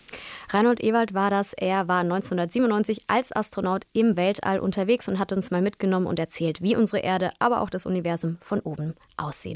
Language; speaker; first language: German; native; German